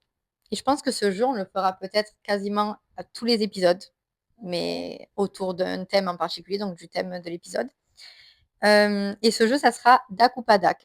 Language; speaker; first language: French; native; French